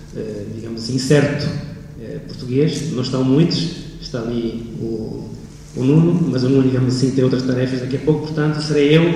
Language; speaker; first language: Portuguese; non-native, fluent; Italian